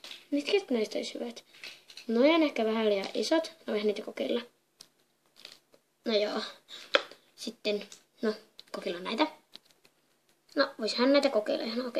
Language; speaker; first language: Finnish; native; Finnish